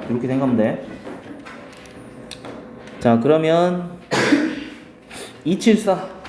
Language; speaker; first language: Korean; native; Korean